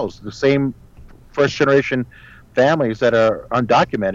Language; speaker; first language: English; early bilingual, other home language; Spanish